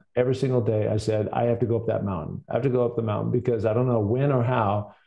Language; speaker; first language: English; native; English